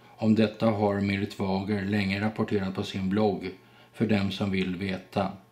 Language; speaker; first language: Swedish; native; Swedish